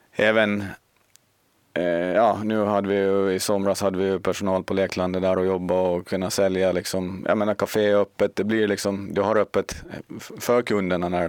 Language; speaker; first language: Swedish; native; Swedish